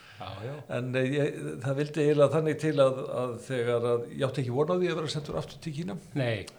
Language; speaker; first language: Icelandic; native; Icelandic